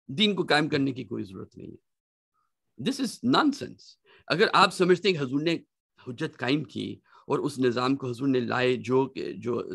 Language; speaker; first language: Urdu; native; Urdu